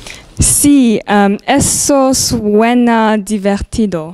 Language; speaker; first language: Spanish; non-native, learner; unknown